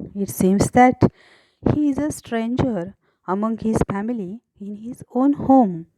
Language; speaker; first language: English; non-native, local second language; Marathi